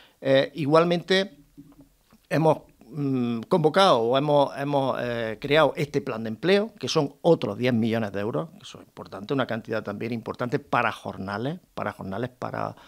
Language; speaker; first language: Spanish; native; Spanish